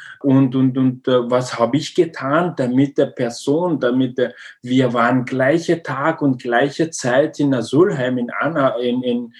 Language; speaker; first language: German; non-native, learner; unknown